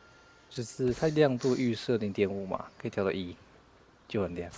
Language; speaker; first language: Chinese; native; Chinese